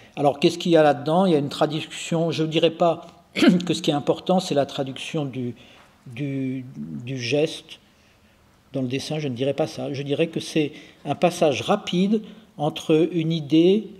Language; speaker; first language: French; native; French